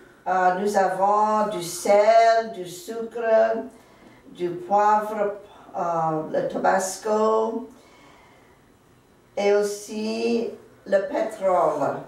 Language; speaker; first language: French; non-native, local second language; English